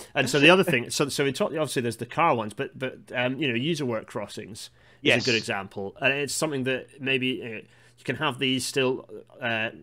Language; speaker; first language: English; native; English